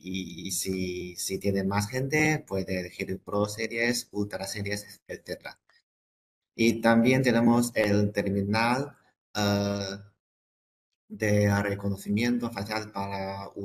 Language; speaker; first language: Spanish; non-native, fluent; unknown